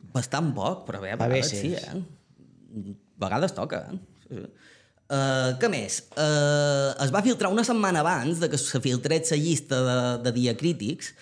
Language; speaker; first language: Catalan; native; Catalan